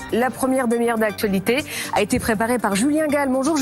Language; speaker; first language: French; native; French